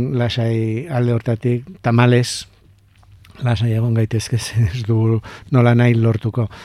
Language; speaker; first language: Basque; native; Basque